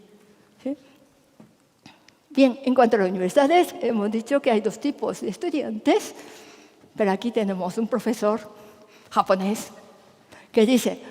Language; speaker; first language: Spanish; non-native, fluent; Japanese